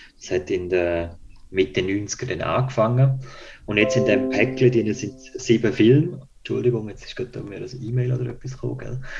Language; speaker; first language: German; native; German